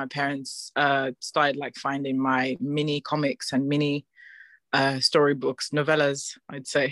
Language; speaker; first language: English; non-native, local second language; Yoruba